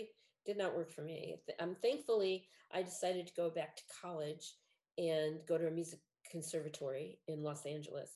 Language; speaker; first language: English; native; English